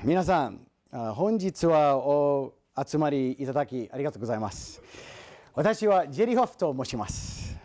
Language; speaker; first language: Japanese; non-native, learner; English